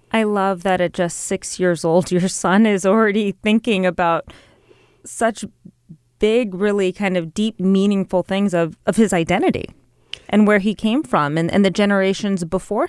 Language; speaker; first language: English; native; English